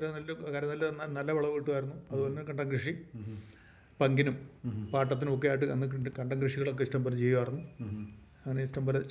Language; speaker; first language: Malayalam; native; Malayalam